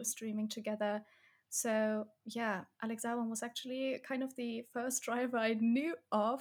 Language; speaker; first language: English; non-native, fluent; German